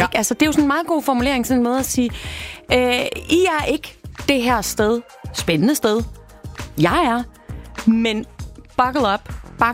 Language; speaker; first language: Danish; native; Danish